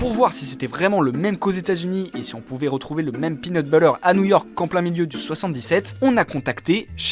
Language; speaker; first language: French; native; French